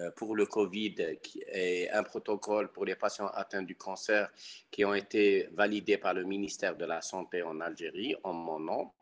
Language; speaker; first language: French; non-native, local second language; Arabic